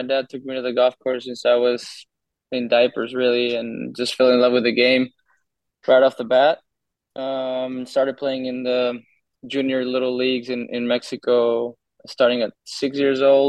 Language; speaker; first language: English; non-native, fluent; Spanish